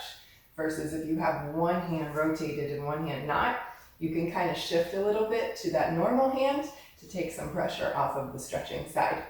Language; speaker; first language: English; native; English